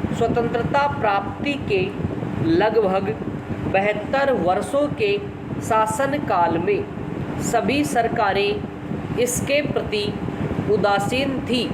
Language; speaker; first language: Hindi; native; Hindi